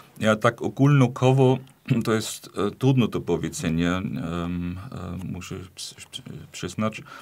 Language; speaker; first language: Polish; non-native, fluent; German